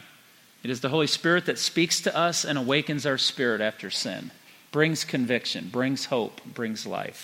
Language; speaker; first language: English; native; English